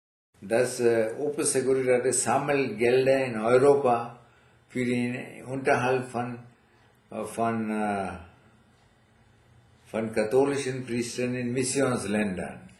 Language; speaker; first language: German; non-native, fluent; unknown